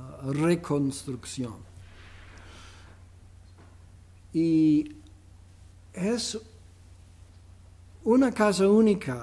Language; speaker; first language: Spanish; non-native, fluent; English